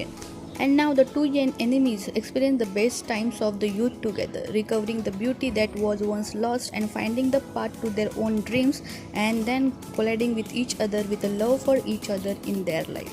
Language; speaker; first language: English; non-native, fluent; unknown